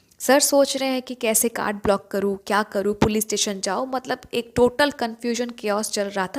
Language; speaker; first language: Hindi; non-native, local second language; Bangla